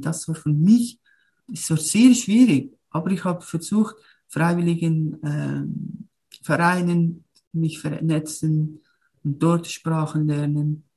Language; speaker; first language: German; non-native, learner; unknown